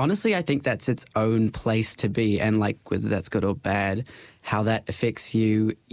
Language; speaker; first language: English; native; English